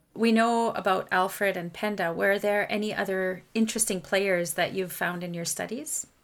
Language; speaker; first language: English; non-native, fluent; French